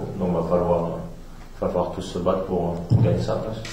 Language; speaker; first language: French; native; French